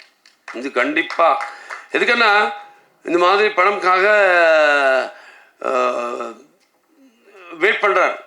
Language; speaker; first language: Tamil; non-native, local second language; Telugu